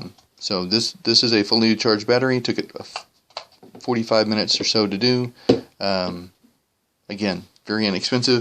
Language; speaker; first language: English; native; English